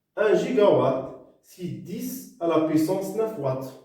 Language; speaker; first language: French; non-native, local second language; Arabic